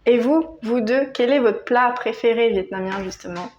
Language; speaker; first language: French; native; French